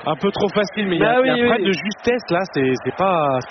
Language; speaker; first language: French; native; French